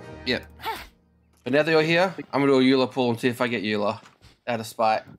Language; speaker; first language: English; native; English